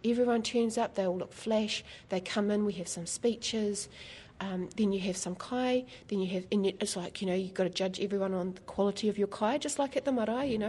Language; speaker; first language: English; native; English